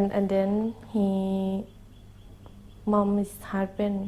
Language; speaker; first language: English; non-native, learner; Thai